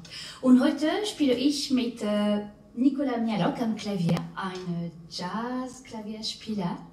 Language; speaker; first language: German; non-native, fluent; French